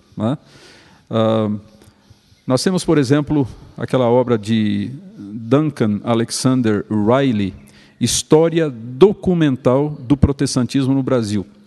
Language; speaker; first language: Portuguese; native; Portuguese